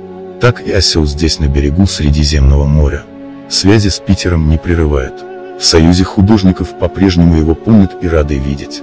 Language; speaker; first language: Russian; native; Russian